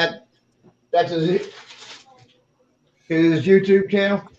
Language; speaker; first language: English; native; English